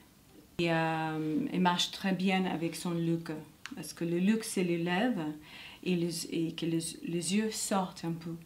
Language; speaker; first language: French; non-native, learner; English